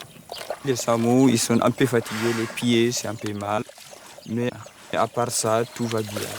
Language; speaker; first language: French; non-native, local second language; Fula